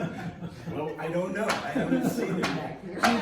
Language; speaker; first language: English; native; English